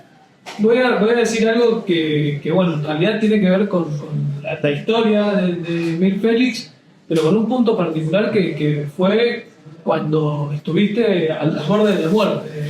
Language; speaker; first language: Spanish; native; Spanish